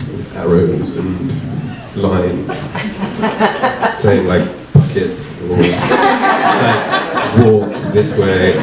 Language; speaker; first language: English; native; English